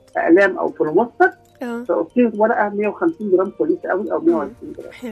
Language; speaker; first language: Arabic; native; Arabic